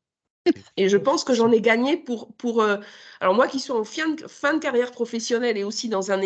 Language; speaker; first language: French; native; French